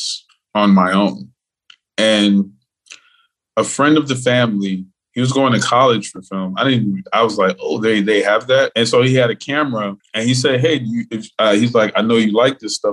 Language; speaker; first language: English; native; English